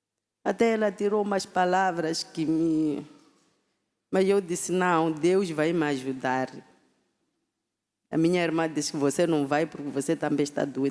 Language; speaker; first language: Portuguese; non-native, local second language; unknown